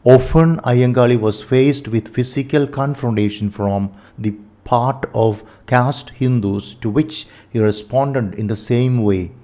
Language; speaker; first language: English; non-native, local second language; Malayalam